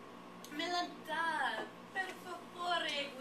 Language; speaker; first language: Italian; non-native, learner; English